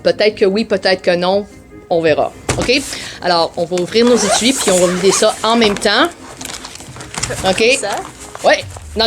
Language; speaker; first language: French; native; French